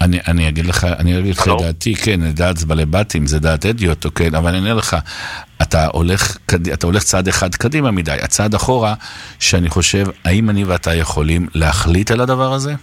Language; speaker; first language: Hebrew; native; Hebrew